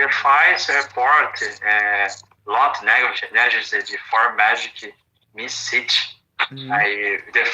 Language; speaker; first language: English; non-native, learner; Portuguese